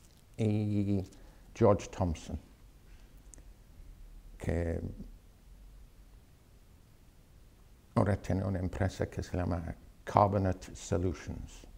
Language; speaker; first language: Spanish; non-native, fluent; English